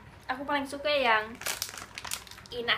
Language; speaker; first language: Indonesian; non-native, fluent; English